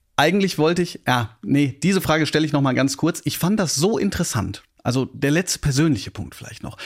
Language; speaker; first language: German; native; German